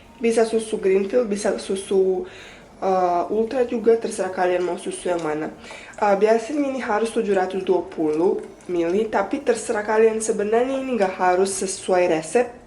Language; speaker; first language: Indonesian; non-native, fluent; Bosnian